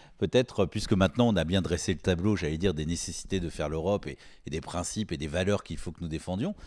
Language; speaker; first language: French; native; French